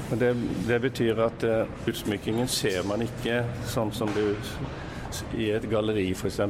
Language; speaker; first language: Norwegian; native; Norwegian